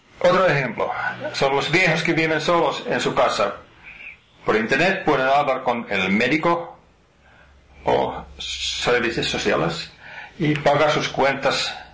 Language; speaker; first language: Spanish; non-native, fluent; Finnish